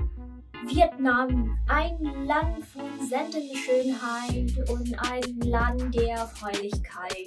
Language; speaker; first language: German; non-native, learner; Vietnamese